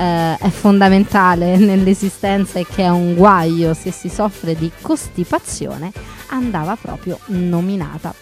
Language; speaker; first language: Italian; native; Italian